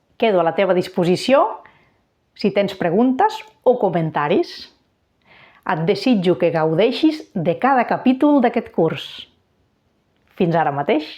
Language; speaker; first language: Catalan; native; Catalan